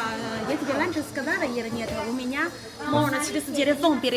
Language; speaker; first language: Russian; non-native, learner; Chinese